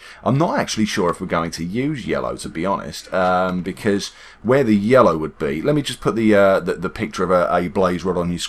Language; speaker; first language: English; native; English